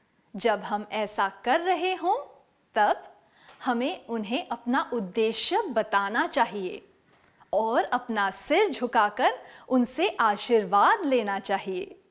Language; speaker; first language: Hindi; native; Hindi